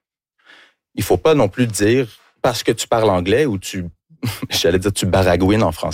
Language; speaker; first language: French; early bilingual, other home language; English